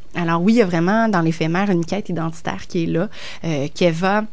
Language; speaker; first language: French; native; French